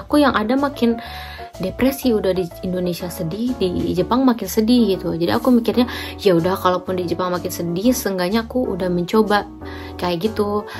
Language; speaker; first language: Indonesian; native; Indonesian